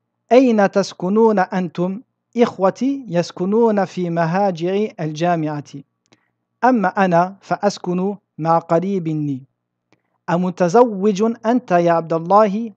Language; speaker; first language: Arabic; non-native, fluent; French